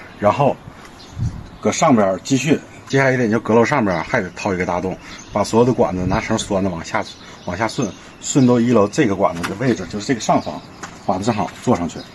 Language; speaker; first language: Chinese; native; Chinese